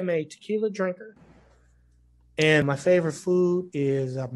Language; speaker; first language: English; native; English